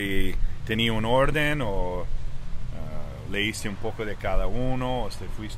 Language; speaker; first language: Spanish; early bilingual, heritage; English